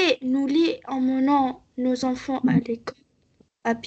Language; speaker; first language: French; non-native, learner; Arabic